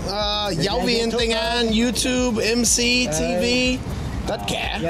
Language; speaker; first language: Vietnamese; non-native, fluent; English